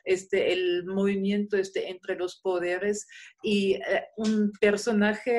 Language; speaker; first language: Spanish; non-native, fluent; German